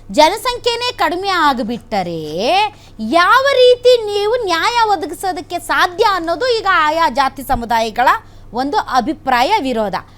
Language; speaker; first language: Kannada; native; Kannada